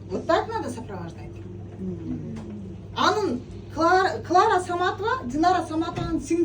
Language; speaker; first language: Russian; non-native, local second language; Kyrgyz